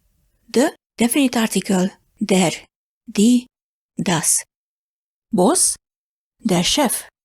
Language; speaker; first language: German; non-native, fluent; Hungarian